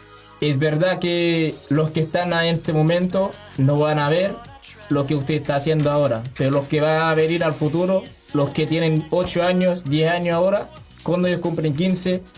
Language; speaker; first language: Spanish; non-native, learner; Haitian Creole